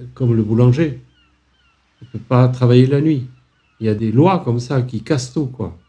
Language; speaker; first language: French; native; French